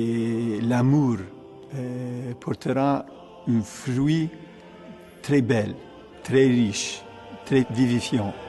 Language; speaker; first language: French; non-native, fluent; Ukrainian